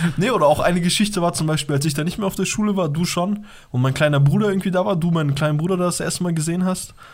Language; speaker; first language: German; early bilingual, other home language; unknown